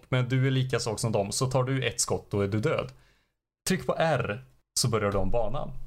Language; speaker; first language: Swedish; native; Swedish